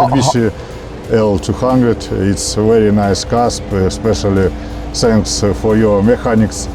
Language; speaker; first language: English; non-native, learner; Ukrainian